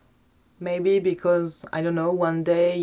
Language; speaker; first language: English; non-native, learner; French